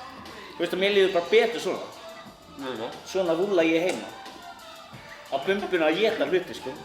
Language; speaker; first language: Icelandic; non-native, fluent; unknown